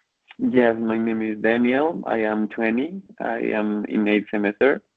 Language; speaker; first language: English; non-native, fluent; Spanish